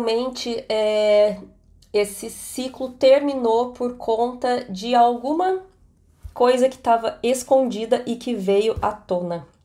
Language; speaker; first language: Portuguese; native; Portuguese